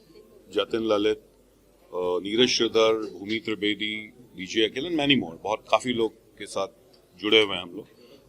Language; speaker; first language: Hindi; native; Hindi